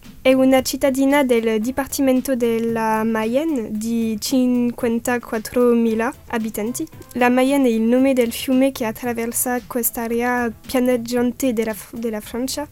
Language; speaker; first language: Italian; non-native, learner; French